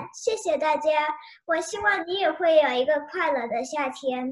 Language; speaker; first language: Chinese; early bilingual, heritage; Chinese